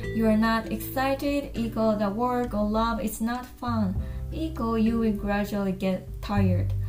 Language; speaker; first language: English; non-native, fluent; Japanese